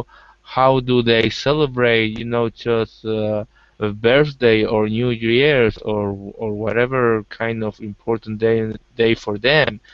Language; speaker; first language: English; non-native, learner; Spanish